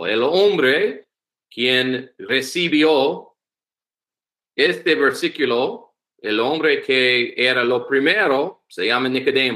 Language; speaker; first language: Spanish; non-native, learner; English